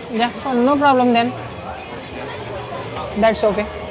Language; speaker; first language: English; non-native, local second language; Telugu